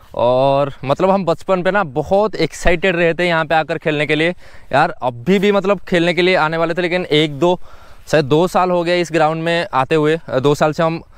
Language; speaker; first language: Hindi; non-native, local second language; Odia